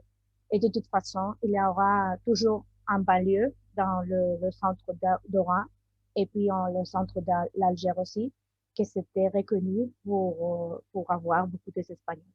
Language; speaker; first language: French; non-native, learner; Spanish